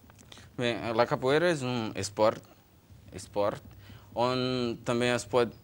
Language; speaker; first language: Catalan; non-native, learner; Portuguese